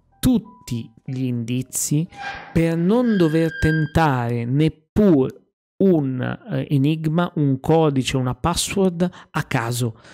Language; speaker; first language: Italian; native; Italian